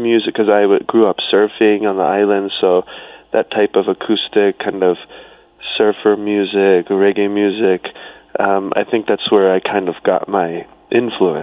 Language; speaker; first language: English; native; English